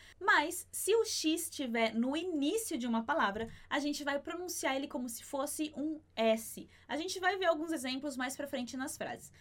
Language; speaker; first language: Portuguese; native; Portuguese